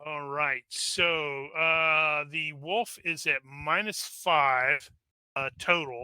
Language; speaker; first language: English; native; English